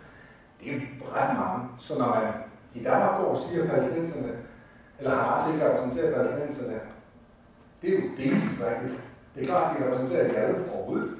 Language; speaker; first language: Danish; native; Danish